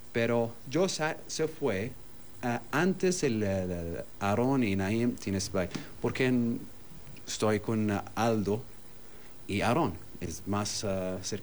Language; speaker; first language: Spanish; non-native, learner; Arabic